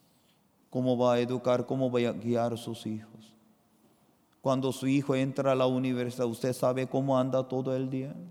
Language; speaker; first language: Spanish; non-native, fluent; Korean